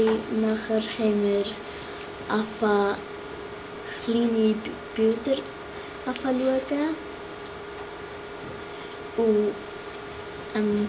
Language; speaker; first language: German; early bilingual, other home language; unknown